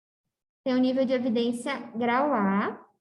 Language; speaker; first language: Portuguese; native; Portuguese